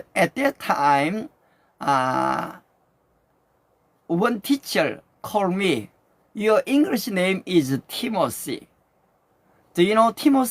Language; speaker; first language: English; non-native, learner; Korean